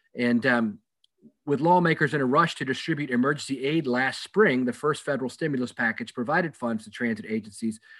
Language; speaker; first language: English; native; English